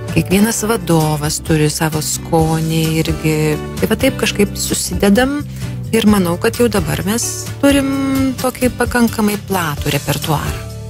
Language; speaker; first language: Lithuanian; native; Lithuanian